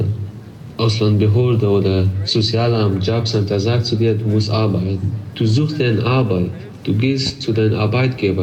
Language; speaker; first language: German; non-native, fluent; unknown